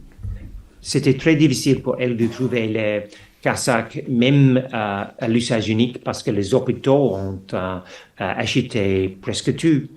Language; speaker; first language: French; non-native, fluent; English